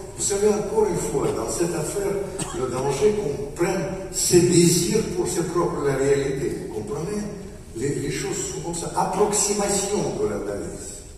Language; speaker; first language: French; non-native, fluent; Russian